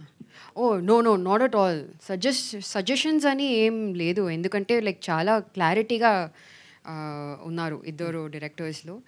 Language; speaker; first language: Telugu; non-native, learner; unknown